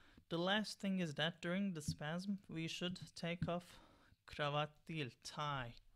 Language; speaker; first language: English; non-native, fluent; Turkish